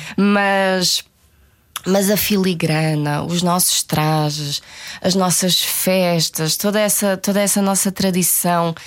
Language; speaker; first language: Portuguese; native; Portuguese